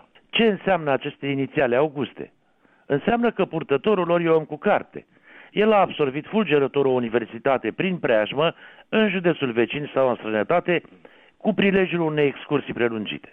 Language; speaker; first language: Romanian; native; Romanian